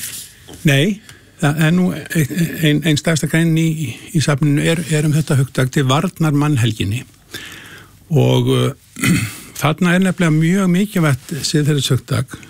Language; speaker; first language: Icelandic; native; Icelandic